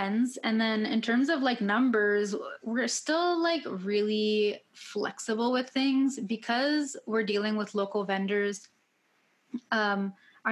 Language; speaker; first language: English; native; English